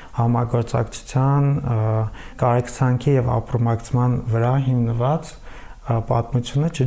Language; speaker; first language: Armenian; native; Armenian